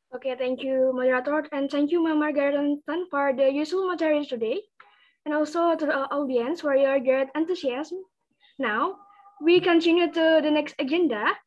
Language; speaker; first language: English; non-native, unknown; Indonesian